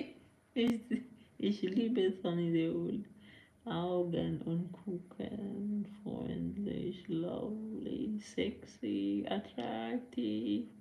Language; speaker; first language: German; non-native, learner; Persian